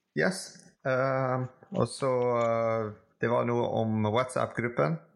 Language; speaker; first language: Norwegian; non-native, fluent; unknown